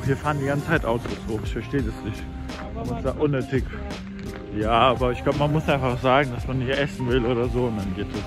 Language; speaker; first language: German; native; German